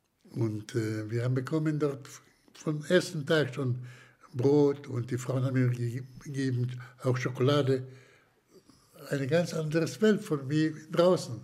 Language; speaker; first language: German; non-native, fluent; Slovak